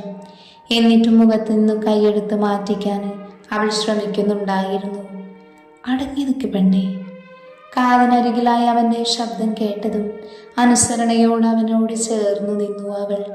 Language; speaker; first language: Malayalam; native; Malayalam